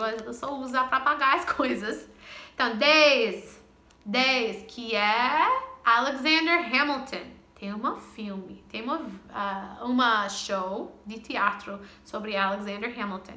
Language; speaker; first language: Portuguese; non-native, fluent; English